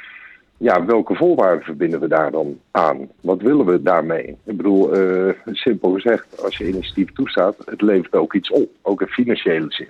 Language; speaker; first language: Dutch; native; Dutch